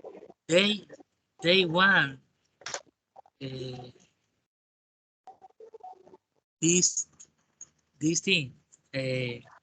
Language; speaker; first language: English; non-native, learner; Spanish